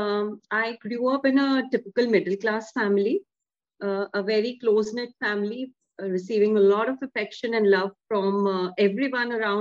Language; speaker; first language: English; non-native, local second language; Hindi